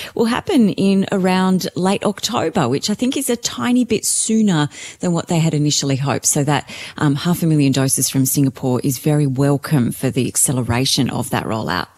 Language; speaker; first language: English; native; English